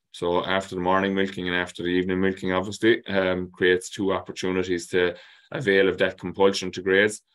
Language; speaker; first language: English; native; English